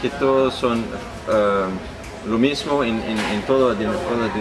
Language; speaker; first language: Spanish; non-native, learner; Danish